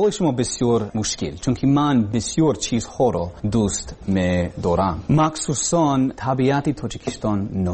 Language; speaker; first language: Persian; non-native, learner; English